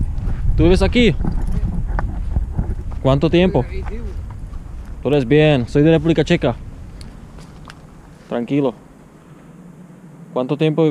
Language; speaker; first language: Spanish; non-native, learner; Czech